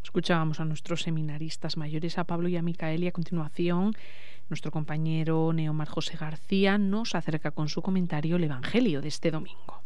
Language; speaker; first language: Spanish; native; Spanish